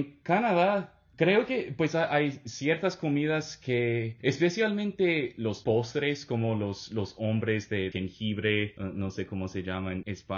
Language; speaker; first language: Spanish; non-native, fluent; English